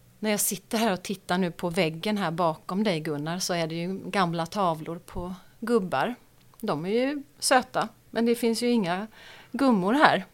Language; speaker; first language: Swedish; native; Swedish